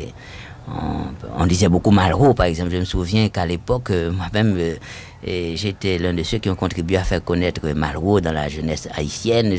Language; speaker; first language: French; non-native, local second language; Haitian Creole